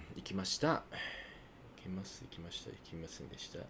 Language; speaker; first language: Japanese; non-native, learner; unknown